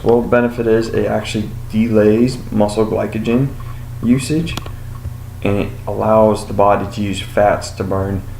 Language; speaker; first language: English; native; English